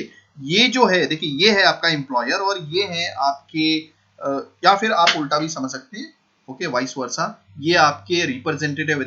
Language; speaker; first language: Hindi; native; Hindi